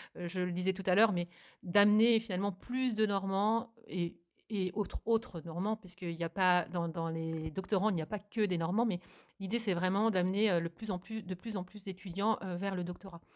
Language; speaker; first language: French; native; French